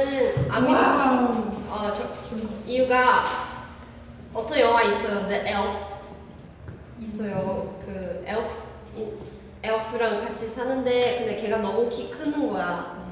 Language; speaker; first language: Korean; non-native, learner; Portuguese